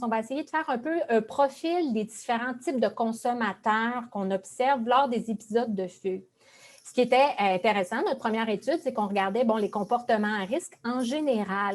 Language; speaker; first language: French; native; French